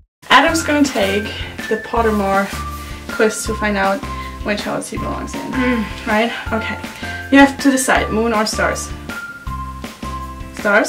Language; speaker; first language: English; non-native, fluent; German